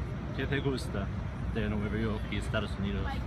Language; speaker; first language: Spanish; non-native, fluent; English